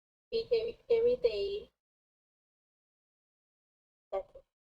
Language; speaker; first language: English; non-native, learner; Thai